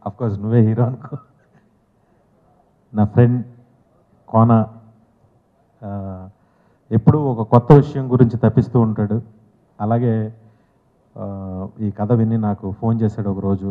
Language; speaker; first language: Telugu; native; Telugu